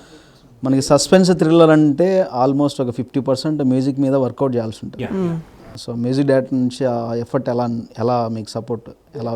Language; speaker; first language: Telugu; native; Telugu